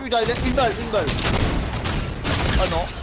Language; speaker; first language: French; native; French